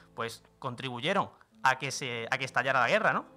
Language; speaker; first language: Spanish; native; Spanish